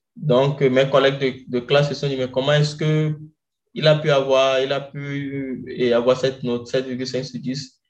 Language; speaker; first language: French; non-native, local second language; Ewe